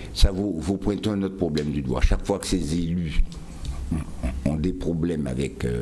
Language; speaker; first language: French; native; French